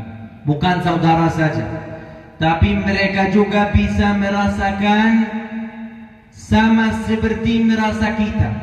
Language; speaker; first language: Indonesian; non-native, fluent; Arabic